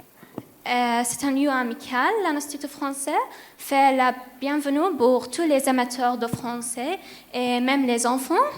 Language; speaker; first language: French; non-native, learner; Arabic